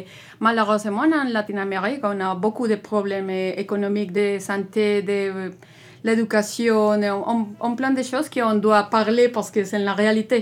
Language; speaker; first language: French; non-native, learner; Spanish